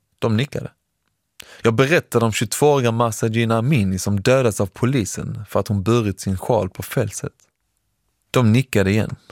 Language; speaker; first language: Swedish; early bilingual, other home language; Persian